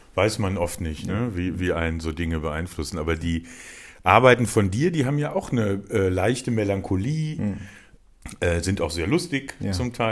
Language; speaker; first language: German; native; German